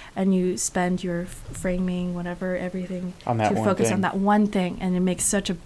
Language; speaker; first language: English; non-native, fluent; Chinese